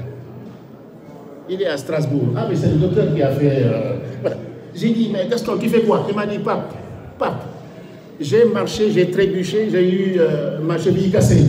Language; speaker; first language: French; non-native, local second language; Wolof